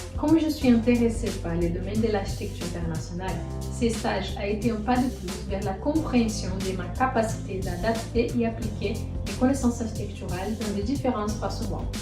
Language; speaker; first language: French; non-native, fluent; Portuguese